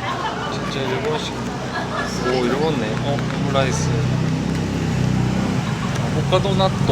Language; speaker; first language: Korean; non-native, fluent; Japanese